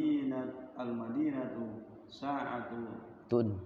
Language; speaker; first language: Arabic; non-native, learner; Indonesian